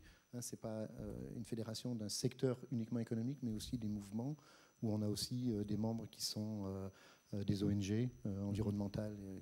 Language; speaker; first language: French; native; French